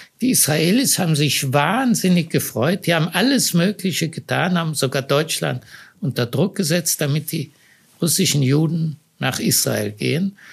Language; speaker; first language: German; native; German